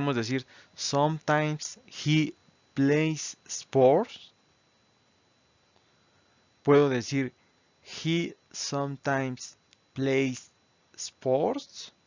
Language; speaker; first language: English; non-native, fluent; Spanish